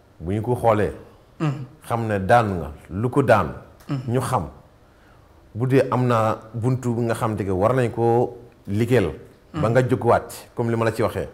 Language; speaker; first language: Wolof; non-native, local second language; Bambara